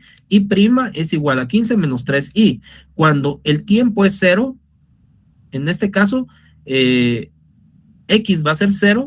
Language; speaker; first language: Spanish; native; Spanish